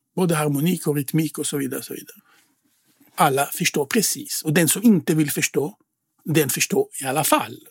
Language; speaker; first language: Swedish; non-native, fluent; Hebrew